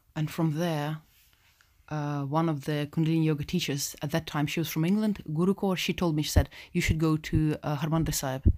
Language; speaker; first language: English; non-native, fluent; Russian